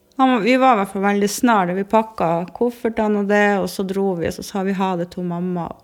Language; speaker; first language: Norwegian; native; Norwegian